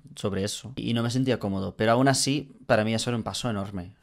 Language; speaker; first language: Spanish; non-native, fluent; English